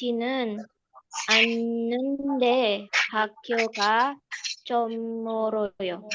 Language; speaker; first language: Korean; non-native, learner; Indonesian